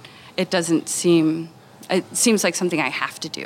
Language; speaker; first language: English; native; English